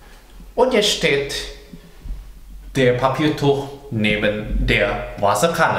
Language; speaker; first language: German; non-native, fluent; Indonesian